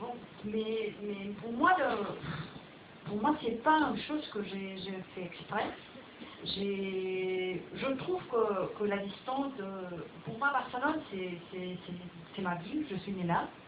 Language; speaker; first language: French; non-native, fluent; Spanish